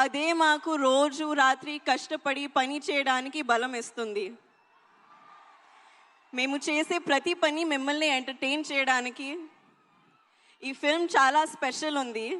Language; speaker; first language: Telugu; non-native, local second language; Hindi